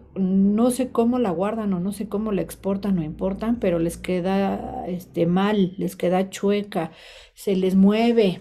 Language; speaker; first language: Spanish; native; Spanish